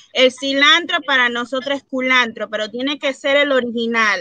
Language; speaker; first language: Spanish; early bilingual, heritage; Spanish